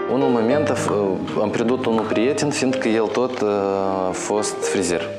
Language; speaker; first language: Romanian; non-native, local second language; Russian